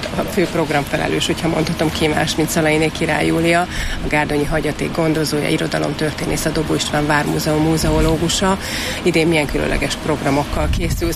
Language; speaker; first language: Hungarian; native; Hungarian